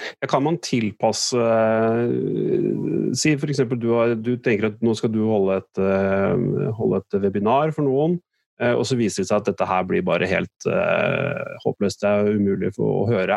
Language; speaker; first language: Norwegian; native; Norwegian